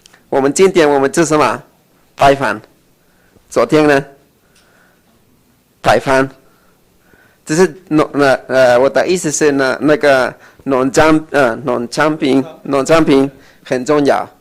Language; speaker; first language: Chinese; non-native, fluent; Spanish